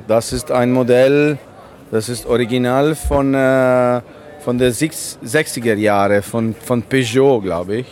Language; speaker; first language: German; non-native, learner; Italian